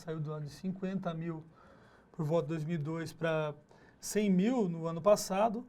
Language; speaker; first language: Portuguese; native; Portuguese